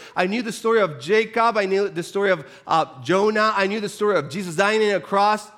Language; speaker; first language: English; non-native, fluent; Spanish